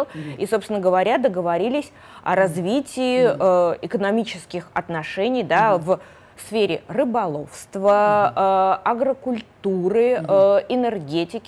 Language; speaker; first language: Russian; native; Russian